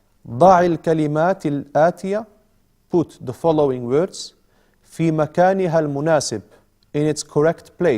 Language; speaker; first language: Arabic; non-native, fluent; English